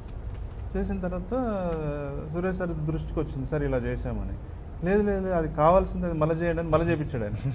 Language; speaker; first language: Telugu; native; Telugu